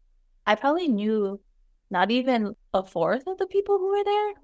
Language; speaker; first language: English; native; English